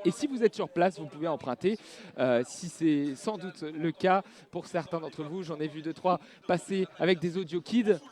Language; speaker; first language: French; native; French